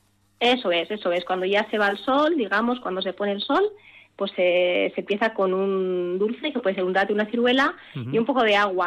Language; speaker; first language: Spanish; early bilingual, other home language; Arabic